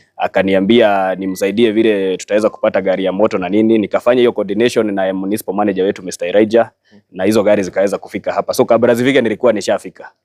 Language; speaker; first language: Swahili; non-native, local second language; Kikuyu